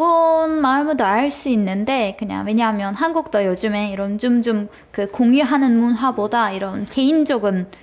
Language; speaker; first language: Korean; non-native, fluent; Turkish